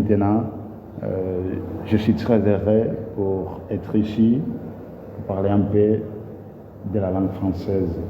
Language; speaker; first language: French; non-native, fluent; Portuguese